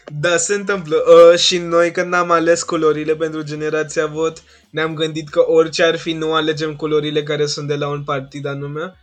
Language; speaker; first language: Romanian; non-native, fluent; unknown